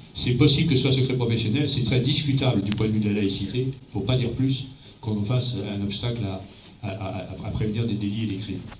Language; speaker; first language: French; native; French